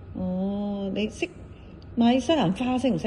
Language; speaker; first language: Cantonese; native; Cantonese